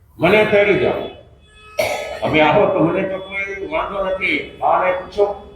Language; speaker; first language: Gujarati; non-native, local second language; Kachhi